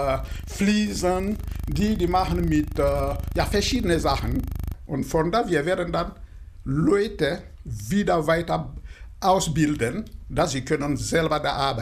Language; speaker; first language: German; non-native, fluent; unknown